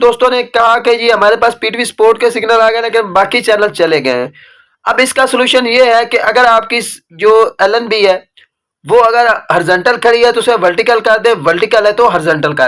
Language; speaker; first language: Urdu; native; Urdu